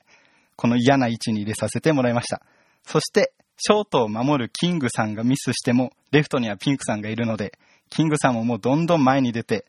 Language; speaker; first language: Japanese; native; Japanese